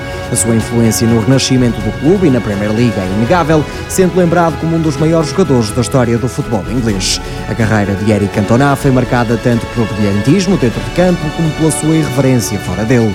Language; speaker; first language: Portuguese; native; Portuguese